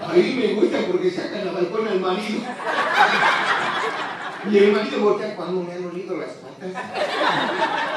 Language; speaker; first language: Spanish; native; Spanish